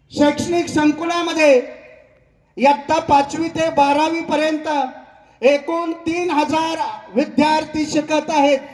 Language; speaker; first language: Marathi; native; Marathi